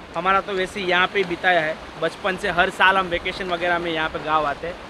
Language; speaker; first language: Hindi; non-native, local second language; Gujarati